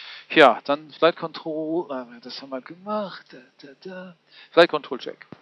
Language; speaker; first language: German; native; German